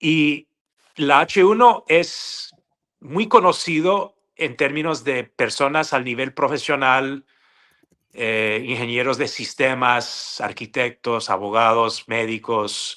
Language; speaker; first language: Spanish; non-native, fluent; English